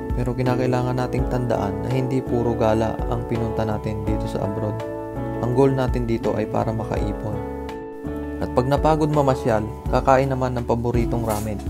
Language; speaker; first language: Filipino; native; Filipino